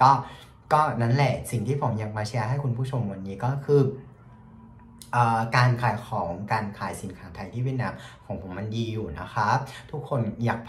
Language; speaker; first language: Thai; non-native, fluent; Vietnamese